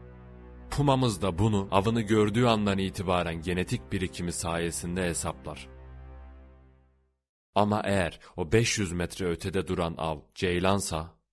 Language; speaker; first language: Turkish; native; Turkish